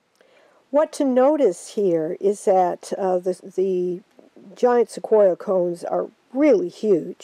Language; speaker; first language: English; native; English